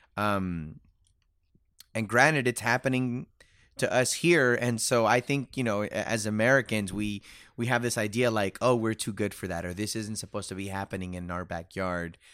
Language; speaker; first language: English; early bilingual, other home language; Spanish